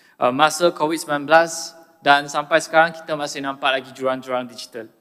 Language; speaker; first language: Malay; non-native, local second language; Chinese